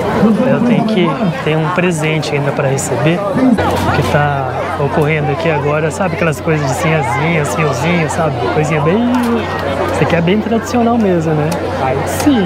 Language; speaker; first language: Portuguese; native; Portuguese